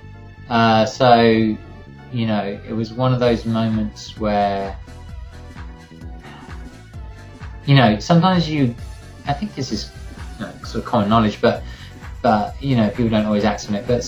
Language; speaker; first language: English; native; English